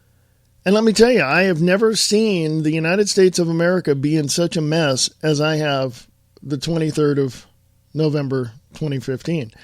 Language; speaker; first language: English; native; English